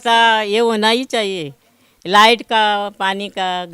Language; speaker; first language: Hindi; non-native, local second language; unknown